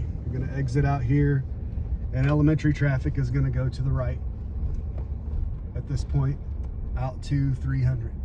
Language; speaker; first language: English; native; English